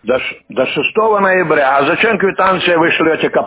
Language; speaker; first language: Russian; native; Russian